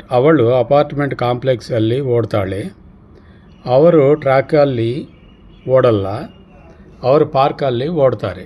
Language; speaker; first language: Kannada; non-native, learner; Telugu